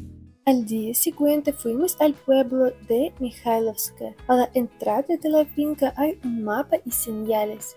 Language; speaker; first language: Spanish; non-native, fluent; Russian